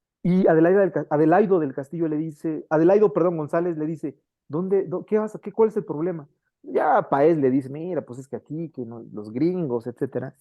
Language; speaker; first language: Spanish; native; Spanish